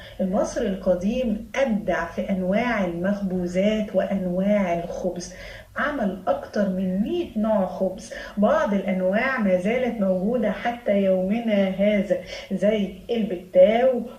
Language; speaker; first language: Arabic; native; Arabic